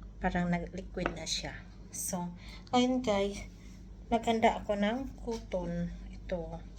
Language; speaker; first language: Filipino; non-native, local second language; Cebuano